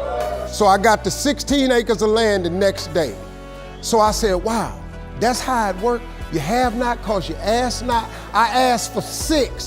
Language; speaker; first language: English; native; English